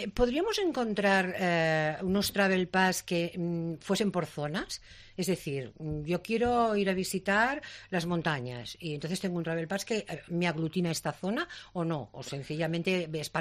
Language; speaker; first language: Spanish; native; Spanish